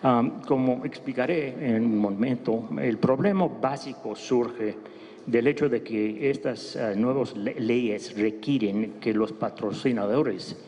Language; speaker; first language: Spanish; non-native, fluent; English